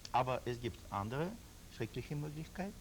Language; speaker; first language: German; non-native, learner; Russian